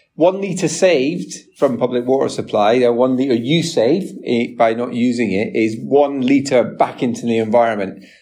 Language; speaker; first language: English; native; English